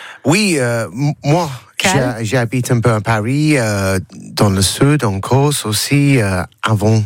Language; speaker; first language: French; non-native, learner; English